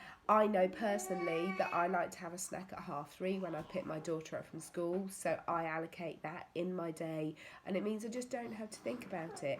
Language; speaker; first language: English; native; English